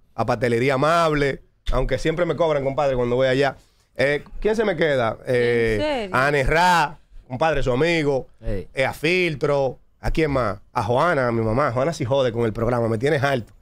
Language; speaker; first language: Spanish; native; Spanish